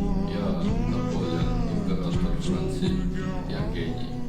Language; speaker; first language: Russian; non-native, learner; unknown